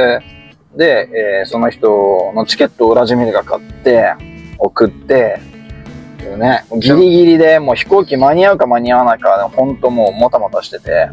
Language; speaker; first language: Japanese; native; Japanese